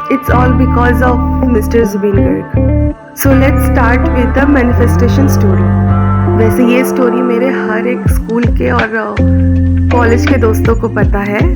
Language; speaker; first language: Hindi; non-native, local second language; Assamese